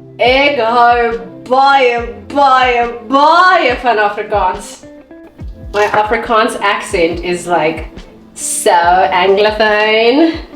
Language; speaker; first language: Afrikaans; non-native, local second language; Xhosa